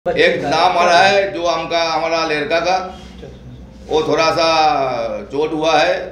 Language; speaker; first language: Hindi; non-native, local second language; Bangla